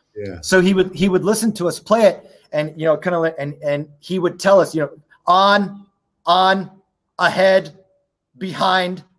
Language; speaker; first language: English; native; English